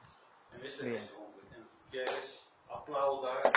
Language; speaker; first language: Spanish; non-native, learner; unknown